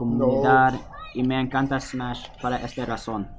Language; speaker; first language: Spanish; non-native, learner; English